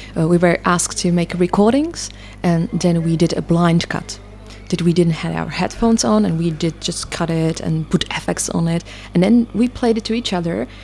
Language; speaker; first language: English; non-native, fluent; Czech